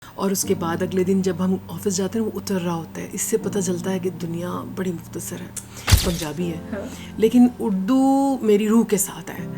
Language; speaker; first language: Urdu; non-native, local second language; Punjabi